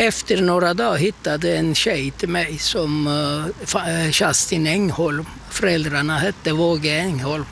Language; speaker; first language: Swedish; non-native, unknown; Turkish